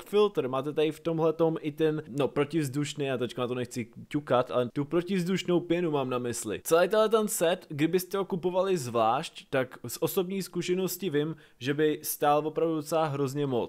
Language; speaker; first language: Czech; native; Czech